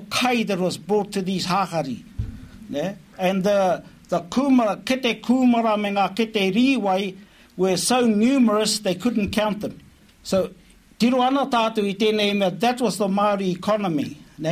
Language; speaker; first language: English; native; English